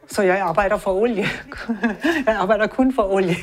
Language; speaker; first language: Danish; non-native, learner; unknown